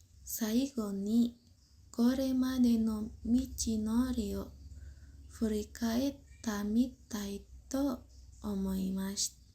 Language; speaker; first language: Japanese; non-native, learner; Indonesian